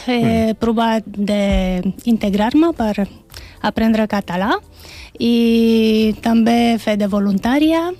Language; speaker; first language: Catalan; non-native, fluent; Romanian